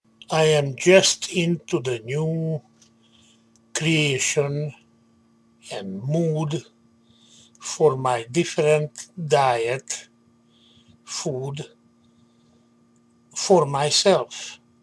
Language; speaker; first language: English; non-native, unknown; Hungarian